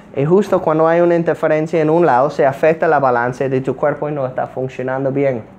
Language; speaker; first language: Spanish; non-native, fluent; English